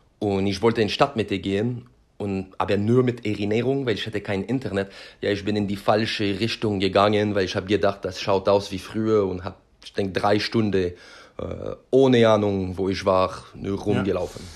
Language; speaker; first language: German; non-native, learner; French